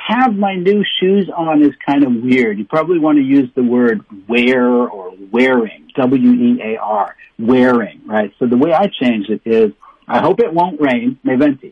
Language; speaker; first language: English; native; English